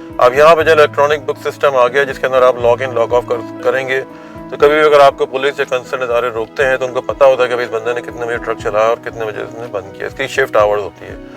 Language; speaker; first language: Urdu; native; Urdu